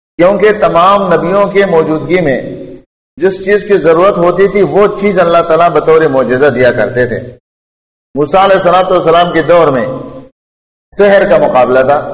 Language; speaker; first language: Urdu; non-native, local second language; Pashto